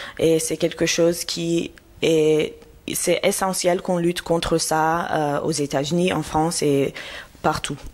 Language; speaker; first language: French; non-native, fluent; English